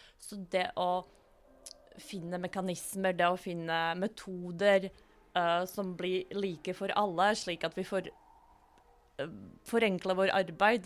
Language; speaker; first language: Norwegian; non-native, fluent; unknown